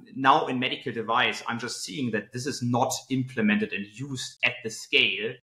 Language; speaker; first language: English; non-native, fluent; German